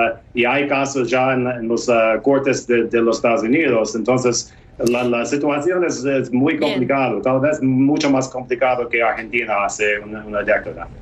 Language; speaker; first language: Spanish; non-native, fluent; English